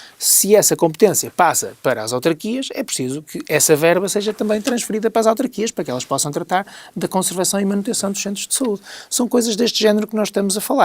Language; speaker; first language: Portuguese; native; Portuguese